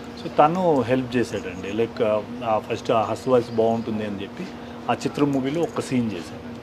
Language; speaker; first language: Telugu; native; Telugu